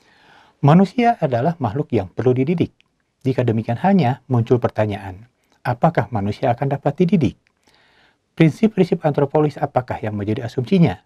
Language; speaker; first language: Indonesian; native; Indonesian